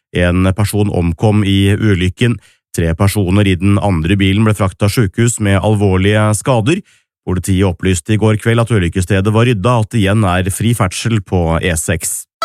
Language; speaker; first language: Norwegian; native; Norwegian